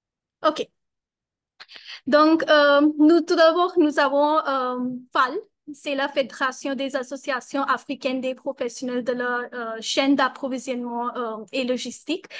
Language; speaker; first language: French; non-native, learner; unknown